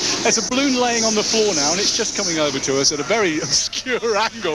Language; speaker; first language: English; native; English